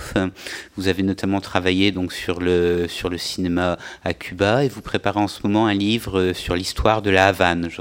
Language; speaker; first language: French; native; French